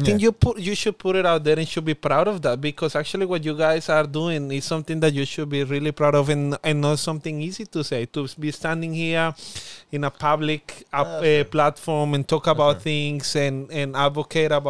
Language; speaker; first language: English; non-native, fluent; Spanish